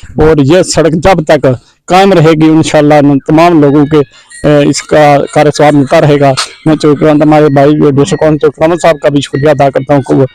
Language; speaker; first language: Urdu; non-native, local second language; Pahari-Potwari